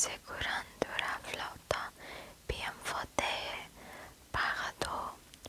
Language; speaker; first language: Portuguese; non-native, learner; English